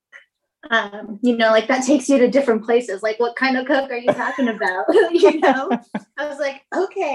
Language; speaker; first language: English; native; English